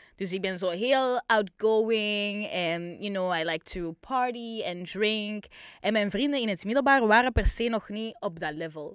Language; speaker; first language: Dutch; native; Dutch